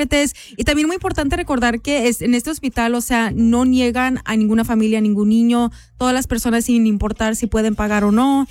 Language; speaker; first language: Spanish; early bilingual, heritage; Spanish